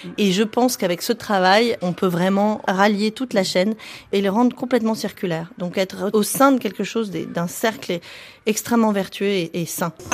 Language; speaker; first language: French; native; French